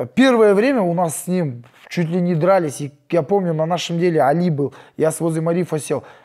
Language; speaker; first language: Russian; non-native, local second language; Kyrgyz